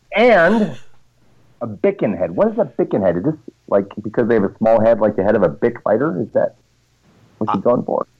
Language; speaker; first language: English; native; English